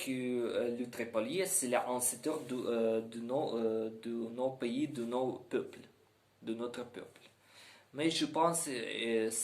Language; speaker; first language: French; non-native, learner; Ukrainian